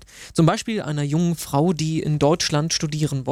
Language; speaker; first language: German; native; German